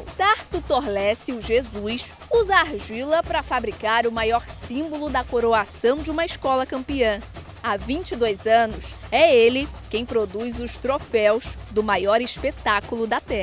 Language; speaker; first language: Portuguese; native; Portuguese